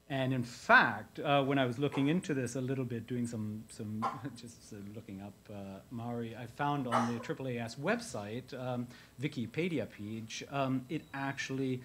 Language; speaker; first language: English; native; English